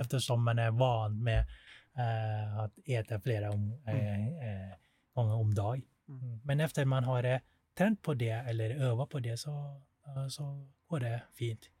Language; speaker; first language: Swedish; non-native, fluent; Thai